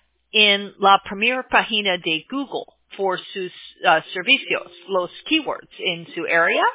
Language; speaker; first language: Spanish; non-native, learner; English